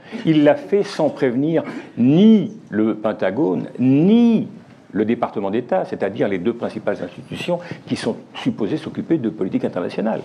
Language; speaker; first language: French; native; French